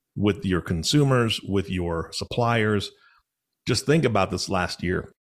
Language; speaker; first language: English; native; English